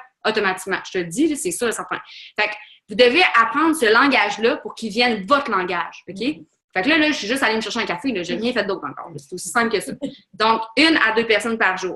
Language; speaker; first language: French; native; French